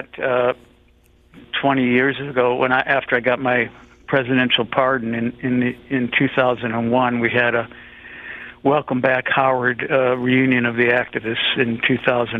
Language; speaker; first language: English; native; English